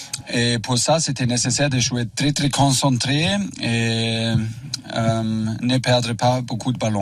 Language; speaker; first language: French; non-native, fluent; German